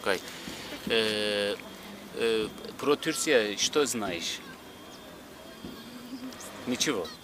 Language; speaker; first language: Russian; non-native, learner; Turkish